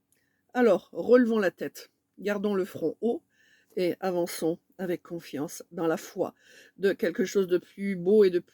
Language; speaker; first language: French; native; French